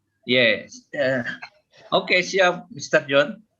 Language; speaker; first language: English; non-native, fluent; Indonesian